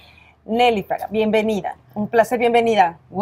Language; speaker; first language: Spanish; native; Spanish